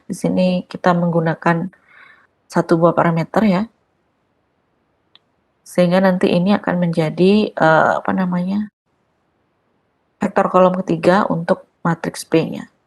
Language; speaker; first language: Indonesian; native; Indonesian